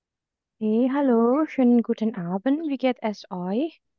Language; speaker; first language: German; non-native, fluent; Indonesian